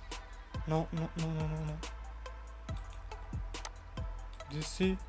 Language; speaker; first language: French; non-native, learner; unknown